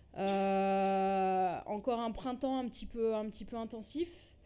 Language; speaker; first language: French; native; French